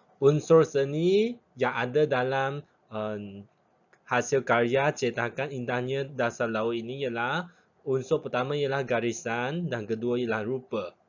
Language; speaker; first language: Malay; non-native, local second language; Chinese